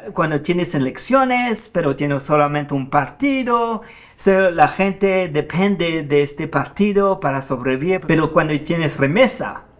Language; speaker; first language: Spanish; non-native, fluent; French